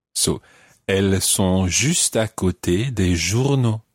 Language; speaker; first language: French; non-native, fluent; English